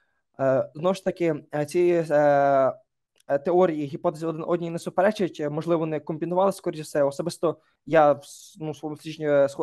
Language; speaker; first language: Ukrainian; native; Ukrainian